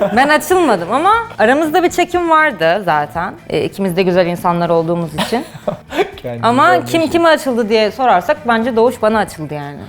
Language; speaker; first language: Turkish; early bilingual, heritage; Russian